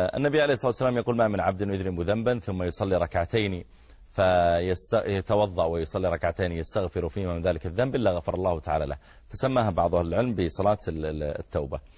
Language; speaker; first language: Arabic; native; Arabic